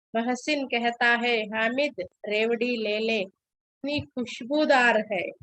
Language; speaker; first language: Hindi; non-native, local second language; Telugu